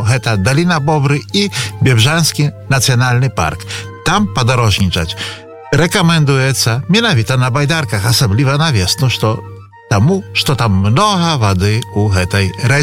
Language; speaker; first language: Belarusian; native; Belarusian